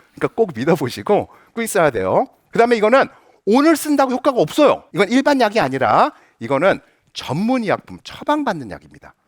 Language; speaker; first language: Korean; native; Korean